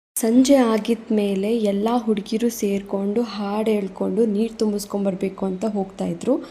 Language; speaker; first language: Kannada; non-native, local second language; Lambadi